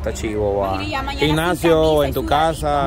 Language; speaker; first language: Spanish; native; Spanish